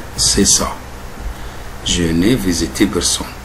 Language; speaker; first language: French; non-native, fluent; Arabic